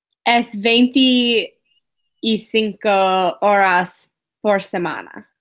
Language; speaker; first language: Spanish; non-native, learner; English